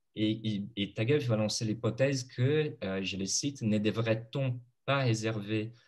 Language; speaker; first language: French; non-native, fluent; Portuguese